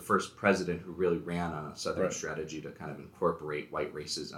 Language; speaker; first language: English; native; English